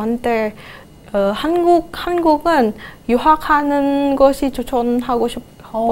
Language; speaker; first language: Korean; non-native, fluent; Indonesian